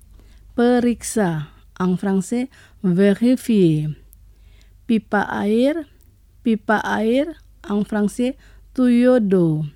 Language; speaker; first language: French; non-native, fluent; Indonesian